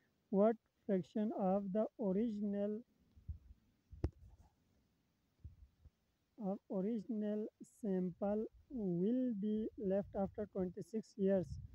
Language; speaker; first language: English; non-native, local second language; Urdu